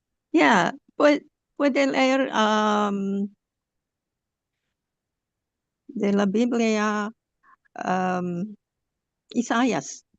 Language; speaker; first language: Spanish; non-native, learner; English